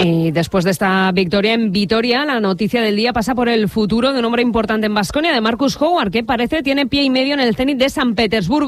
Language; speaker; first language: Spanish; native; Spanish